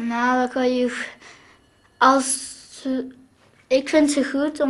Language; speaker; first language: Dutch; early bilingual, other home language; English